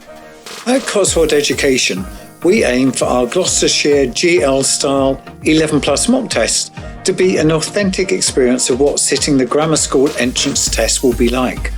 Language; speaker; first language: English; native; English